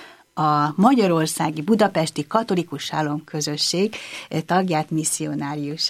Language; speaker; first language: Hungarian; native; Hungarian